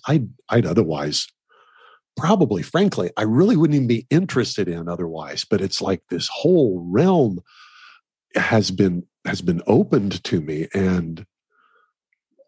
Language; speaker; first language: English; native; English